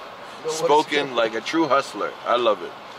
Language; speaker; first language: English; native; English